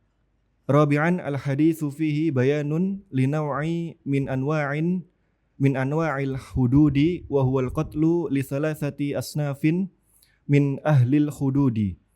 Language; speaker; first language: Arabic; non-native, learner; Indonesian